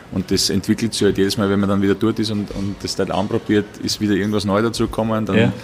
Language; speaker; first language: German; native; German